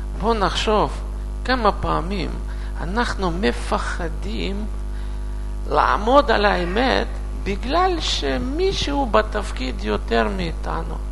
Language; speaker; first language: Hebrew; non-native, learner; Russian